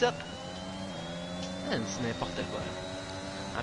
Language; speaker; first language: French; native; French